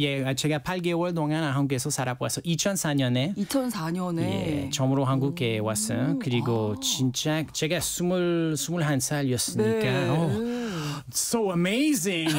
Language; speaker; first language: Korean; non-native, learner; French